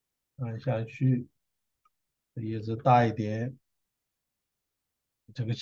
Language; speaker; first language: Chinese; native; Chinese